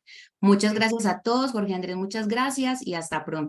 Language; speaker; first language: Spanish; native; Spanish